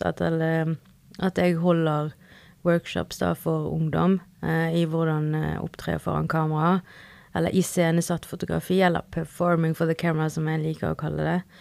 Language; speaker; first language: Norwegian; early bilingual, other home language; Spanish